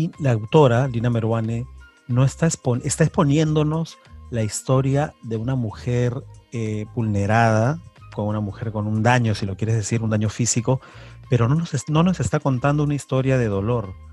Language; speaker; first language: Spanish; native; Spanish